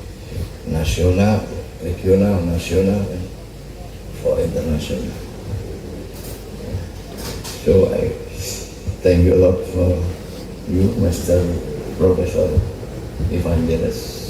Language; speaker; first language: English; non-native, learner; Indonesian